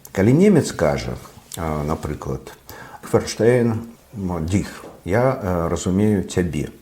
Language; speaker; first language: Belarusian; non-native, local second language; Russian